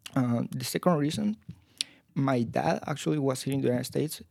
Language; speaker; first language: English; non-native, fluent; Spanish